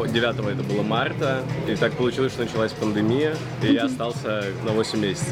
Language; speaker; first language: Russian; native; Russian